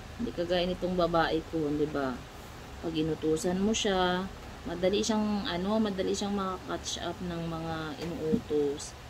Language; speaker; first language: Filipino; non-native, local second language; Cebuano